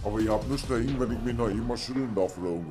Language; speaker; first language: German; native; German